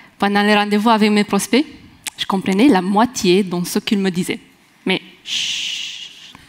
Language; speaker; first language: French; non-native, fluent; Romanian